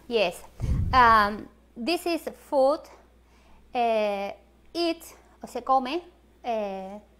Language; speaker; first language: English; non-native, learner; Spanish